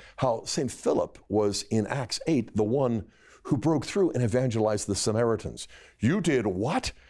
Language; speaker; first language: English; native; English